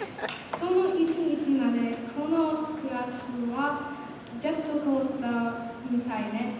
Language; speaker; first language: Japanese; non-native, learner; English